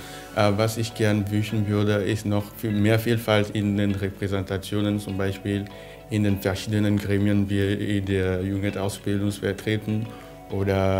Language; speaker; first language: German; non-native, fluent; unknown